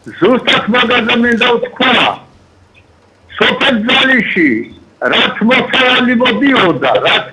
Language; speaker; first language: Georgian; native; Georgian